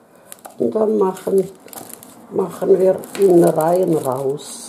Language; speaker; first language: German; non-native, learner; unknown